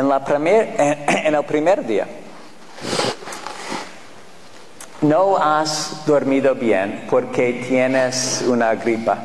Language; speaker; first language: Spanish; non-native, fluent; English